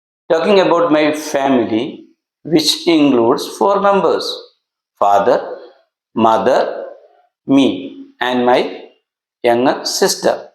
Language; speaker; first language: English; non-native, local second language; Malayalam